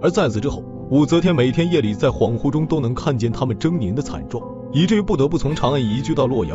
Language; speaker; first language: Chinese; native; Chinese